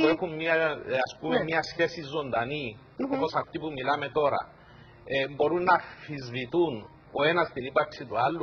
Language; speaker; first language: Greek; native; Greek